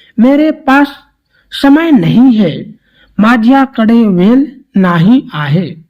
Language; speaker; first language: Hindi; native; Hindi